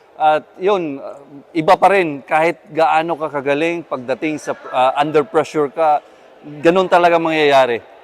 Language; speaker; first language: Filipino; non-native, local second language; Cebuano